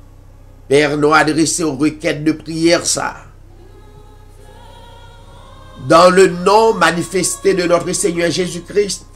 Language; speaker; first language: French; non-native, local second language; Haitian Creole